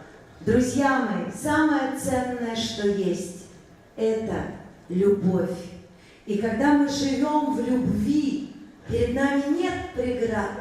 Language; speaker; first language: Russian; native; Russian